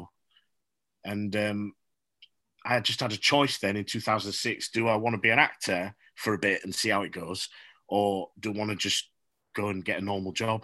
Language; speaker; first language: English; native; English